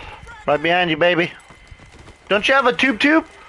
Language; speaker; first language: English; native; English